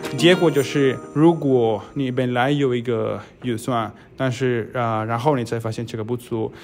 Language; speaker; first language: Chinese; non-native, fluent; Spanish